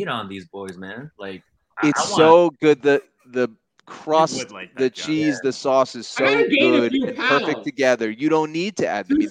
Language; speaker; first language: English; native; English